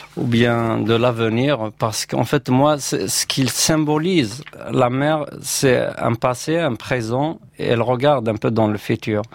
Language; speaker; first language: French; non-native, local second language; Berber languages